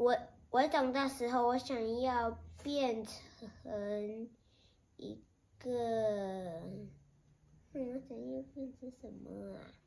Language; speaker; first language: Chinese; early bilingual, heritage; Chinese